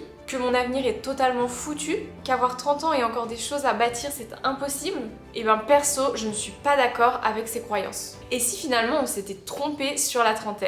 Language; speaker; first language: French; native; French